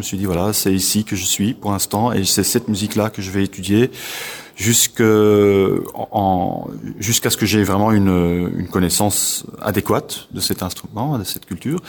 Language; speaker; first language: French; non-native, local second language; Dutch